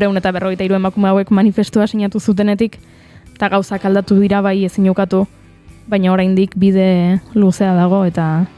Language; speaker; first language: Basque; native; Basque